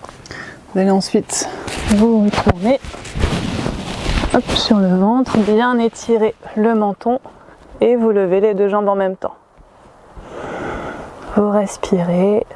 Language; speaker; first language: French; native; French